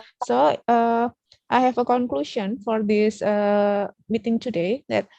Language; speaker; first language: English; non-native, learner; Indonesian